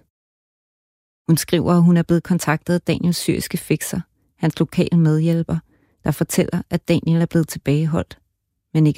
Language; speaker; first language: Danish; native; Danish